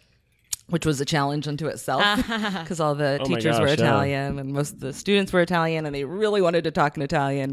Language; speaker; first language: English; native; English